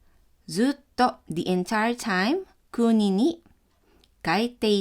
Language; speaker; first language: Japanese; non-native, fluent; Filipino